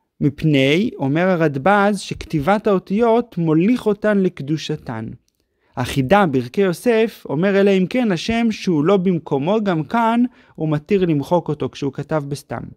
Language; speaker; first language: Hebrew; native; Hebrew